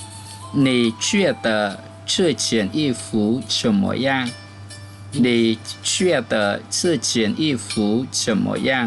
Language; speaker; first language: Chinese; non-native, fluent; Khmer